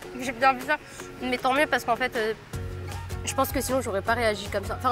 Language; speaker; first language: French; native; French